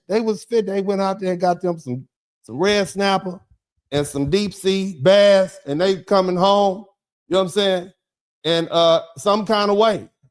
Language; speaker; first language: English; native; English